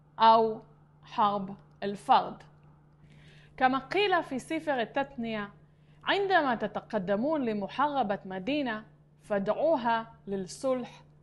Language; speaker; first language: Arabic; non-native, fluent; Hebrew